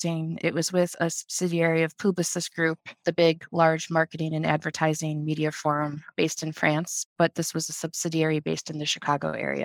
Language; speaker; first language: English; native; English